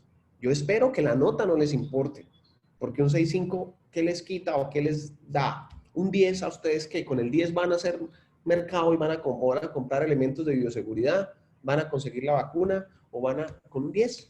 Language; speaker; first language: Spanish; native; Spanish